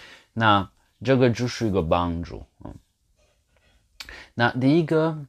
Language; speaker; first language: Chinese; non-native, learner; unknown